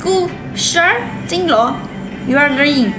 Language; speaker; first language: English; non-native, learner; Chinese